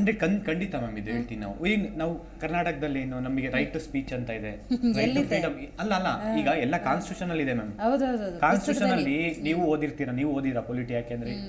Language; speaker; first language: Kannada; native; Kannada